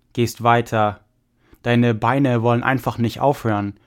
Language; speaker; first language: German; native; German